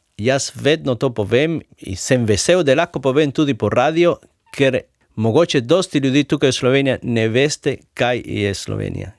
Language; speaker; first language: Slovenian; non-native, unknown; Spanish